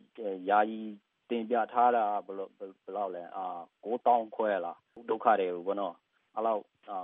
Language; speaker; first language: Burmese; non-native, local second language; Tedim Chin